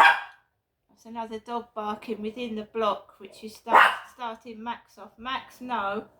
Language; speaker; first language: English; native; English